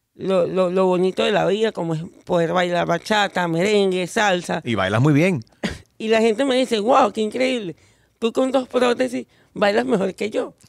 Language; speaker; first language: Spanish; native; Spanish